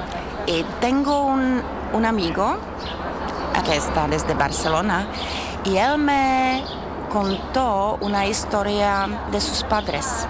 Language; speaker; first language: Spanish; non-native, fluent; Czech